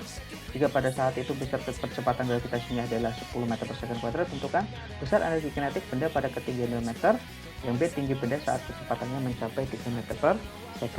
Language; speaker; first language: Indonesian; native; Indonesian